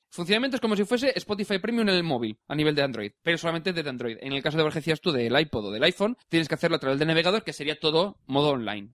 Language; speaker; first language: Spanish; native; Spanish